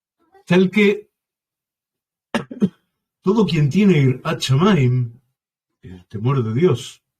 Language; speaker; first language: Spanish; native; Spanish